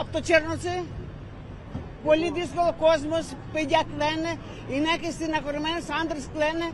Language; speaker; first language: Greek; non-native, learner; Ukrainian